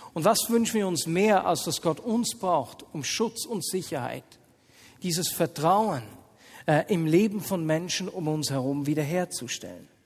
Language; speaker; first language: German; native; German